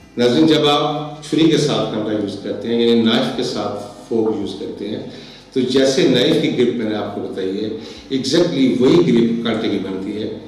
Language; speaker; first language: Urdu; non-native, local second language; Pahari-Potwari